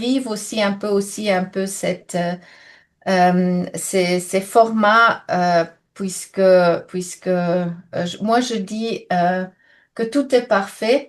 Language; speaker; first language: French; non-native, fluent; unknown